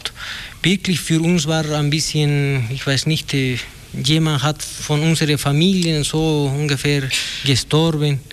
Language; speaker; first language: German; non-native, learner; Spanish